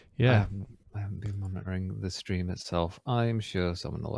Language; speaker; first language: English; native; English